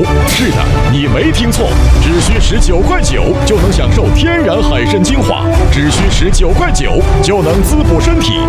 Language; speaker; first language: Chinese; native; Chinese